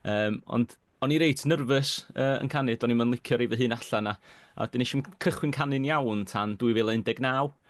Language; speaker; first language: Welsh; native; Welsh